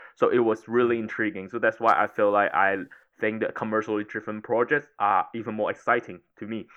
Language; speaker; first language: English; non-native, local second language; Cantonese